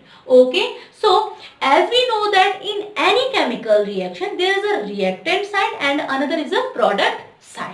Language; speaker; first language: English; non-native, local second language; Hindi